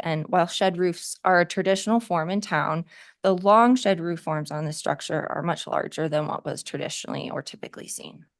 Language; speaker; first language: English; native; English